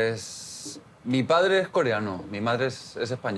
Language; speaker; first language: Spanish; early bilingual, heritage; Spanish